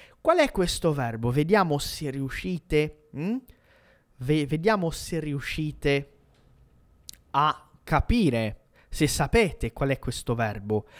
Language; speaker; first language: Italian; non-native, fluent; Portuguese